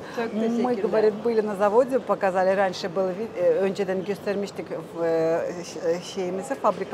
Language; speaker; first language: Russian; non-native, fluent; Turkish